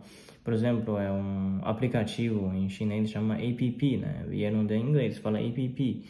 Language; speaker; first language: Portuguese; non-native, fluent; Chinese